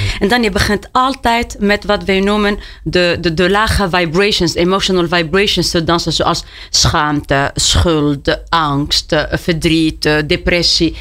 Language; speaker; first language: Dutch; non-native, fluent; Arabic